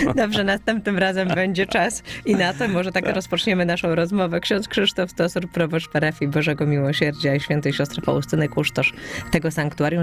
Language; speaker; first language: Polish; native; Polish